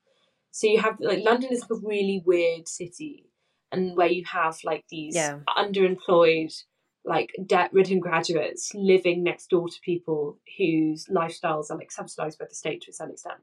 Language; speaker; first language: English; native; English